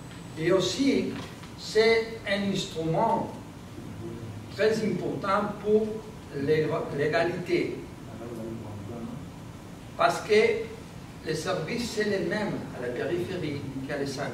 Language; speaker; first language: French; non-native, learner; Spanish